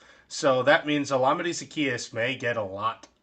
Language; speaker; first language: English; native; English